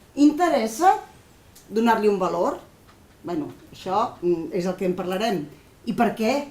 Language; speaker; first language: Catalan; non-native, local second language; Spanish